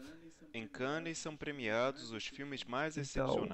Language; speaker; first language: Portuguese; non-native, learner; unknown